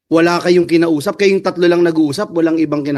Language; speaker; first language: Filipino; native; Filipino